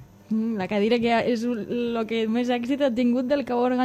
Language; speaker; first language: Catalan; native; Catalan